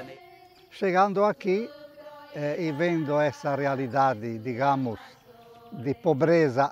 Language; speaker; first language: Portuguese; non-native, fluent; Italian